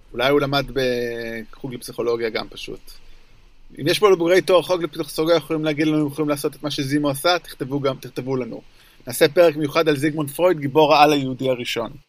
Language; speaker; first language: Hebrew; native; Hebrew